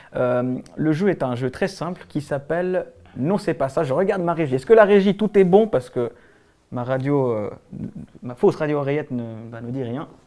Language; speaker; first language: French; early bilingual, other home language; Spanish